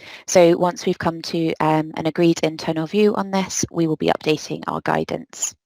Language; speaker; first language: English; native; English